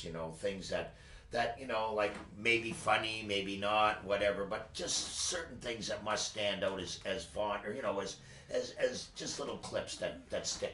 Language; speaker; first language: English; native; English